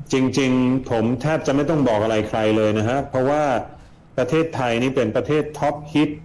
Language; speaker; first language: Thai; early bilingual, other home language; Swedish